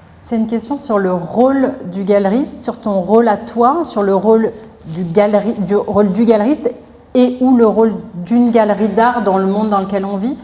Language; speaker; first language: French; native; French